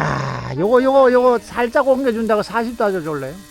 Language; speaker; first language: Korean; native; Korean